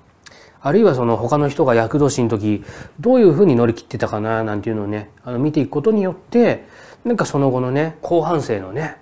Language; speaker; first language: Japanese; native; Japanese